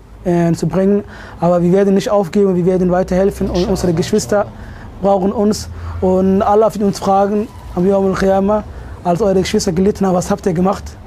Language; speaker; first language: German; early bilingual, other home language; Somali